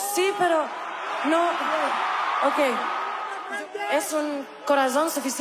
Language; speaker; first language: Spanish; non-native, learner; English